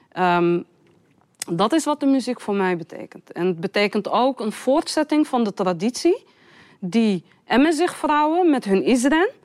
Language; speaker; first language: Dutch; early bilingual, other home language; Riffian